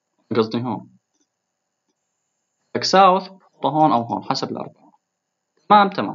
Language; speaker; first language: Arabic; native; Arabic